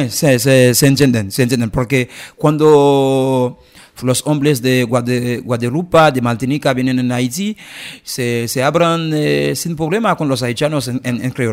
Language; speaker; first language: Spanish; non-native, learner; Haitian Creole